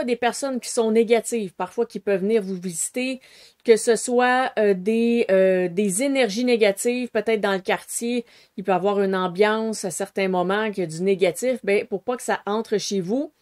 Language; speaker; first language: French; native; French